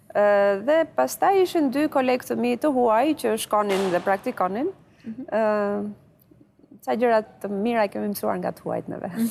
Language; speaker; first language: Albanian; native; Albanian